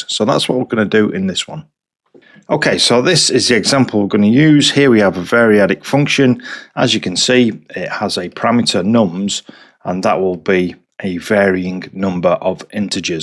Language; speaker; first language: English; native; English